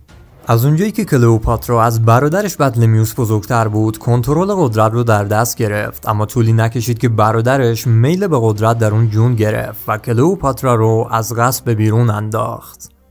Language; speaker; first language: Persian; native; Persian